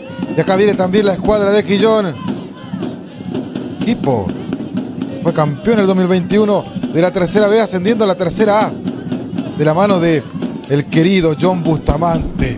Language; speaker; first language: Spanish; native; Spanish